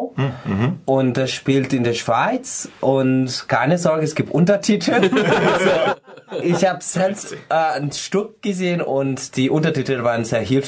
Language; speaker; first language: German; non-native, fluent; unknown